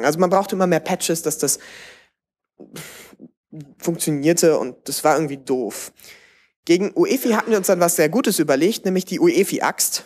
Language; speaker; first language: German; native; German